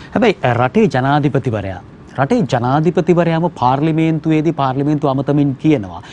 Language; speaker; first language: Sinhala; native; Sinhala